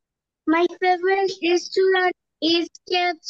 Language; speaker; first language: English; non-native, learner; Bangla